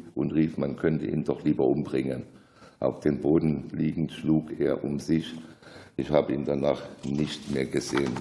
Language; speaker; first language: German; native; German